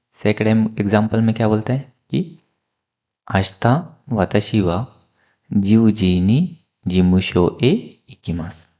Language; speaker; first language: Hindi; native; Hindi